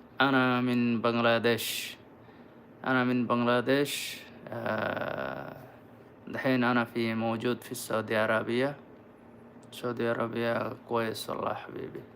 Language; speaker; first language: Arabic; non-native, learner; Bangla